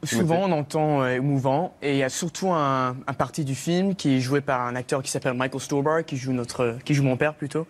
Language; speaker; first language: French; early bilingual, heritage; English